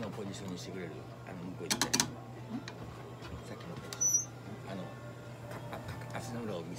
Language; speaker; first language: Japanese; native; Japanese